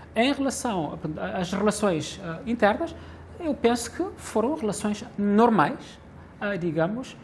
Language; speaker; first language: Portuguese; non-native, local second language; Kabuverdianu